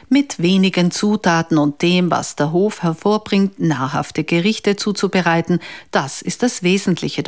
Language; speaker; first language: German; native; German